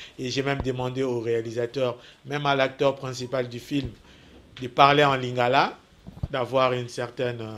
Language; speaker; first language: French; non-native, local second language; Lingala